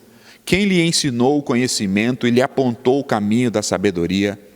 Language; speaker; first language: Portuguese; native; Portuguese